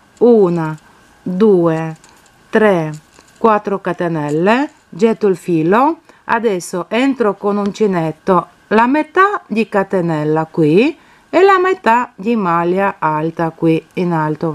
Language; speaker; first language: Italian; non-native, fluent; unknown